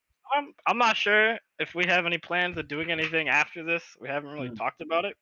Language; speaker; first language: English; native; English